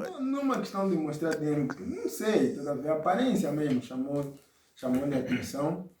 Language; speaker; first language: Portuguese; native; Portuguese